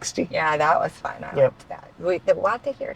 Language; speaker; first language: English; native; English